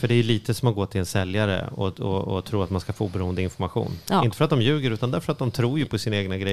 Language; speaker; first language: Swedish; native; Swedish